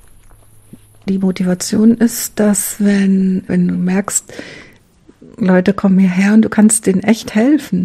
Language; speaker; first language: German; native; German